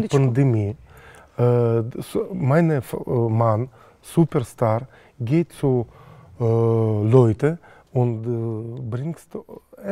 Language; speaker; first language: German; non-native, learner; Russian